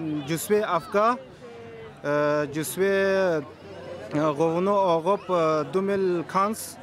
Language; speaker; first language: French; non-native, learner; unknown